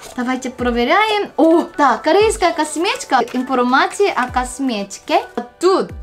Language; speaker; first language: Russian; non-native, learner; Korean